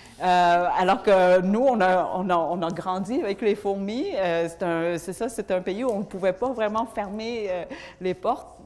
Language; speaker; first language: French; early bilingual, other home language; Vietnamese